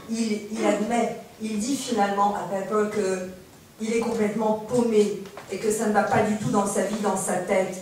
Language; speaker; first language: French; native; French